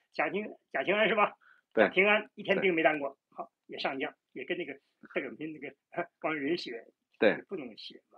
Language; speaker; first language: Chinese; native; Chinese